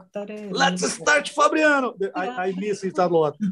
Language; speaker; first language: English; non-native, learner; Portuguese